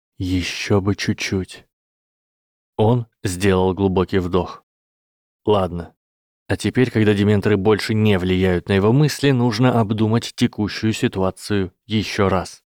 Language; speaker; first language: Russian; native; Russian